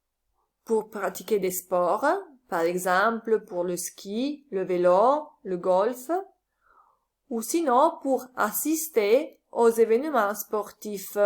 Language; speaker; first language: French; non-native, learner; Italian